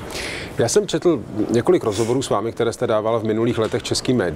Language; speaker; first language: Czech; native; Czech